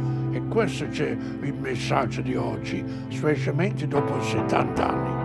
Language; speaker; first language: Italian; non-native, fluent; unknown